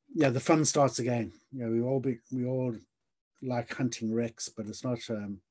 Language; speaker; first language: English; native; English